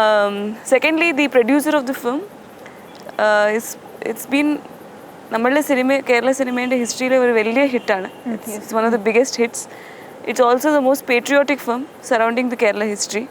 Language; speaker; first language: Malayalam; non-native, fluent; Tamil